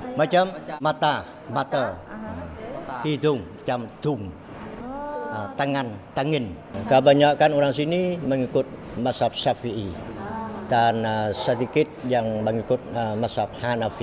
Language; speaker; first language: Indonesian; non-native, fluent; Western Cham